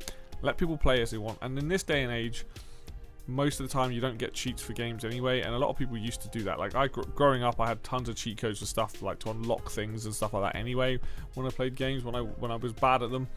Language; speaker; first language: English; native; English